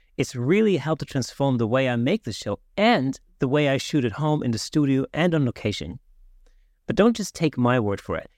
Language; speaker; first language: English; non-native, fluent; German